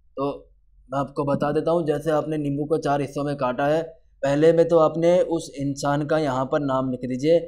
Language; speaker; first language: Hindi; native; Hindi